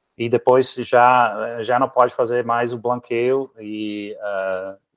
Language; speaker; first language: Portuguese; non-native, fluent; Dutch